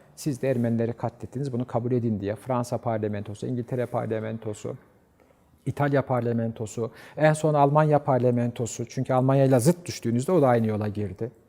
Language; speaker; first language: Turkish; native; Turkish